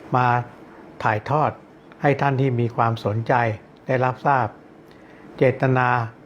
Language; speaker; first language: Thai; native; Thai